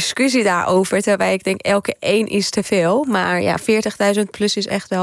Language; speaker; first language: Dutch; non-native, fluent; Persian